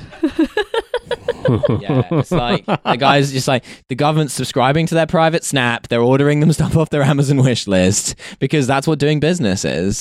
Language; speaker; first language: English; native; English